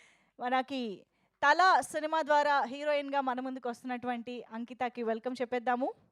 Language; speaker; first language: Telugu; native; Telugu